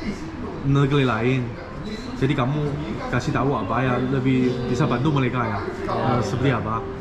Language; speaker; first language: Indonesian; non-native, learner; Chinese